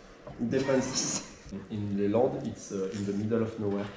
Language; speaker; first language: English; non-native, learner; French